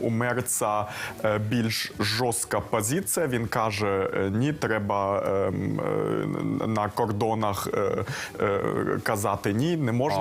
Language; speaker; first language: Ukrainian; non-native, local second language; Russian